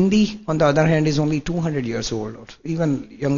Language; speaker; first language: English; non-native, local second language; Gujarati